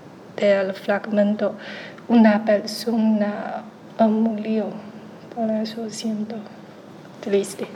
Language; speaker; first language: Spanish; non-native, learner; Chinese